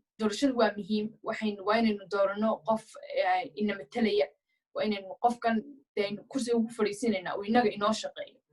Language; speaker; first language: Somali; early bilingual, heritage; Somali